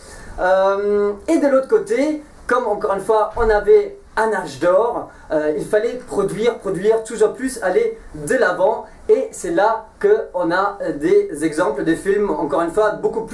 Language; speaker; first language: French; native; French